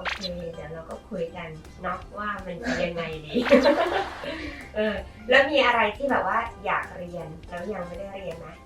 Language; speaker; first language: Thai; native; Thai